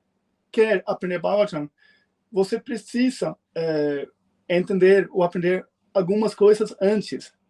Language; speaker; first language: Portuguese; non-native, fluent; Swedish